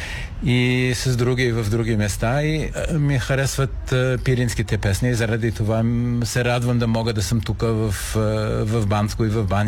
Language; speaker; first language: Bulgarian; non-native, fluent; English